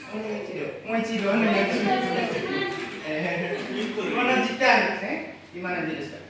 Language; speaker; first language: Japanese; non-native, learner; Indonesian